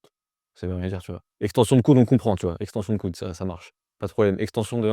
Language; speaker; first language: French; native; French